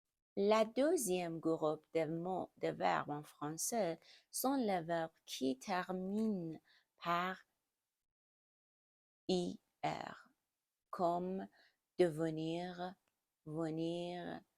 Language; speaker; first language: French; non-native, learner; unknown